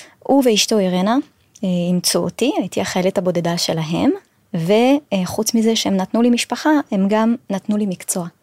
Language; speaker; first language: Hebrew; non-native, fluent; French